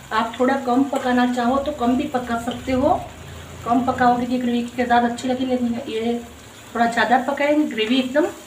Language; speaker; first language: Hindi; non-native, local second language; Gujarati